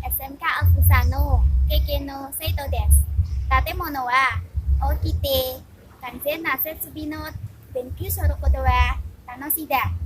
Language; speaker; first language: Japanese; non-native, learner; Indonesian